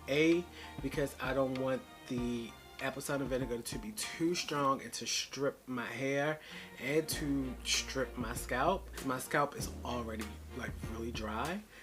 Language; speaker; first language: English; native; English